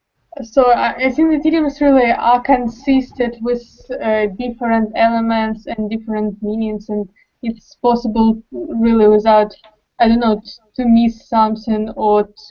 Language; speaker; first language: English; non-native, fluent; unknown